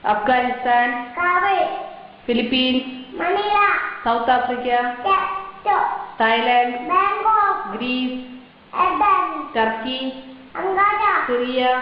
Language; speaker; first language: English; non-native, learner; Arabic